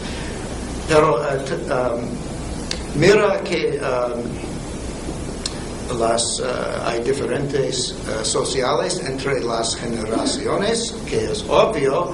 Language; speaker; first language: Spanish; non-native, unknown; English